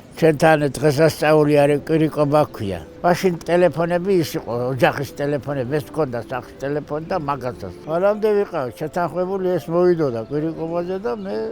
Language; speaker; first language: Georgian; non-native, local second language; Svan